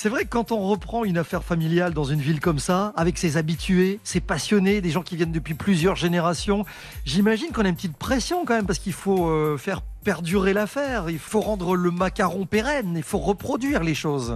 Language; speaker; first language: French; native; French